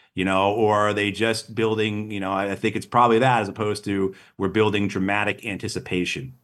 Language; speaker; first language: English; native; English